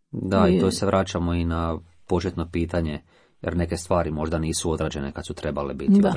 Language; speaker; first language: Croatian; native; Croatian